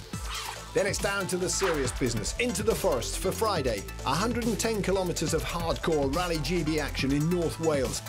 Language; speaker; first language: English; native; English